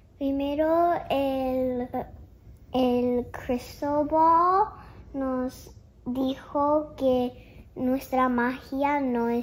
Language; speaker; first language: Spanish; early bilingual, heritage; Japanese